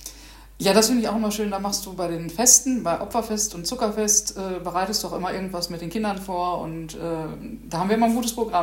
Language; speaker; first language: German; native; German